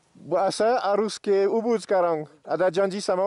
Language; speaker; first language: Indonesian; non-native, learner; French